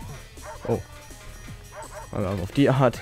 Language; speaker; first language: German; native; German